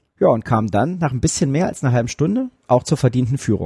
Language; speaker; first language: German; native; German